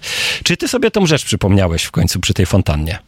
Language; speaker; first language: Polish; native; Polish